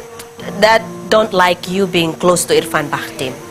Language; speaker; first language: English; non-native, learner; Indonesian